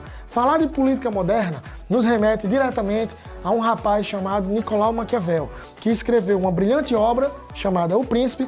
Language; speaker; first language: Portuguese; native; Portuguese